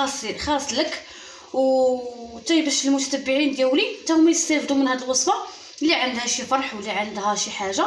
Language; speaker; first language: Arabic; native; Arabic